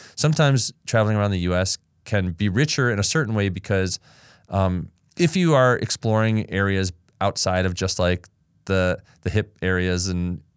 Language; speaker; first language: English; native; English